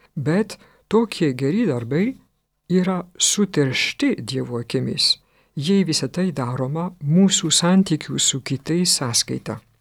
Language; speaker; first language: Lithuanian; non-native, fluent; French